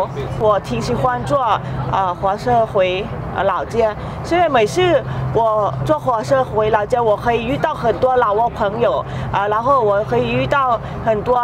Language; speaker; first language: Chinese; non-native, fluent; Lao